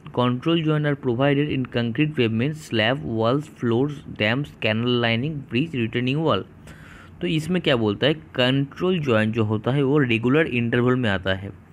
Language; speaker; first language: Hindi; non-native, local second language; Bangla